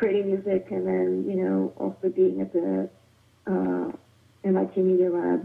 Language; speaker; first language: English; native; English